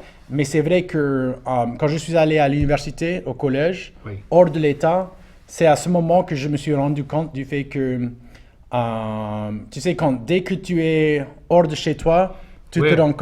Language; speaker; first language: French; non-native, local second language; English